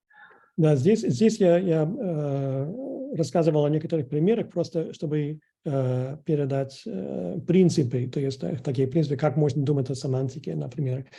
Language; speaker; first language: Russian; non-native, fluent; English